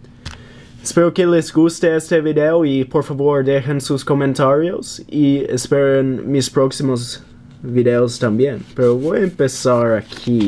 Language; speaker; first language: Spanish; non-native, learner; English